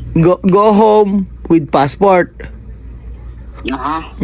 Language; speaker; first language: English; non-native, learner; Filipino